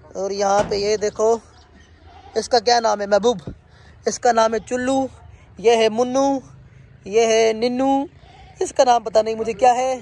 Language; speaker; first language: Urdu; non-native, local second language; Sindhi